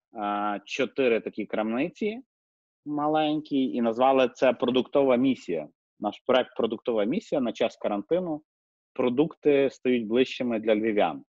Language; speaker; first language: Ukrainian; native; Ukrainian